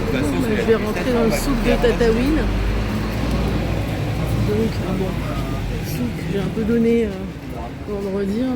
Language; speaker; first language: French; native; French